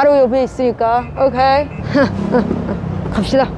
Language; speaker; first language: Korean; non-native, fluent; Arabic